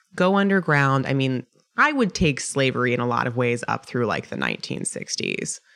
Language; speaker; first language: English; native; English